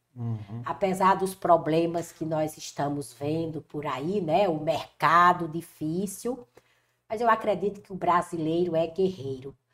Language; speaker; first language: Portuguese; native; Portuguese